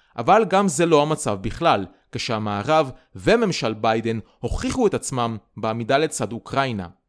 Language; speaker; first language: Hebrew; native; Hebrew